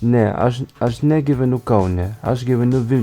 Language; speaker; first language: Lithuanian; non-native, learner; Cantonese